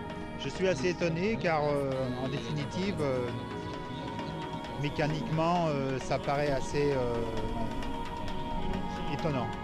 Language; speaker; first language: French; native; French